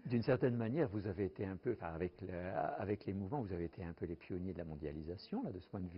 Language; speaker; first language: French; native; French